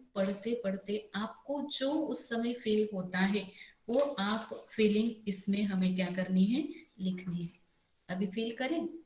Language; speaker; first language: Hindi; non-native, local second language; Marathi